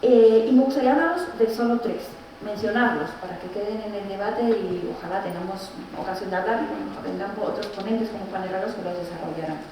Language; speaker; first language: Spanish; native; Spanish